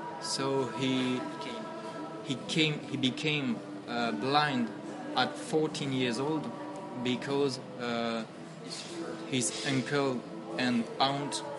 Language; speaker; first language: English; non-native, learner; French